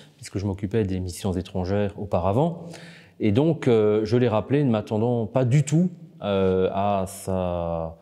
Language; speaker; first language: French; native; French